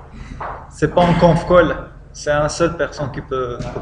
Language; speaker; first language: French; non-native, fluent; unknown